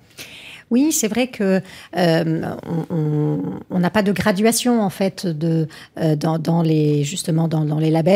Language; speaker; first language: French; native; French